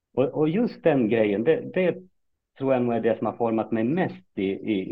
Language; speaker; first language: Swedish; native; Swedish